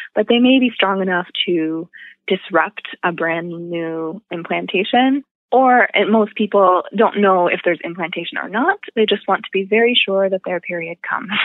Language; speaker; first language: English; native; English